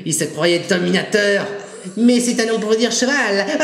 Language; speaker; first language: French; native; French